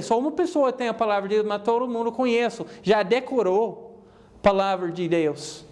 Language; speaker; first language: Portuguese; non-native, fluent; English